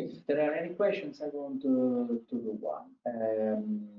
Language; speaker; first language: English; non-native, fluent; Italian